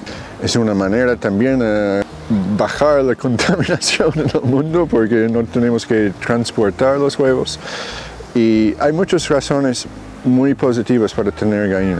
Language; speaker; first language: Spanish; non-native, fluent; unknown